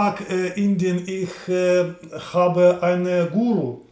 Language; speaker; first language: German; non-native, learner; Russian